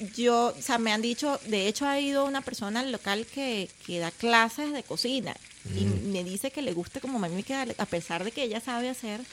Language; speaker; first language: Spanish; native; Spanish